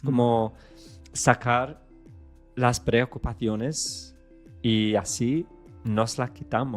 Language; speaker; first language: Spanish; non-native, fluent; English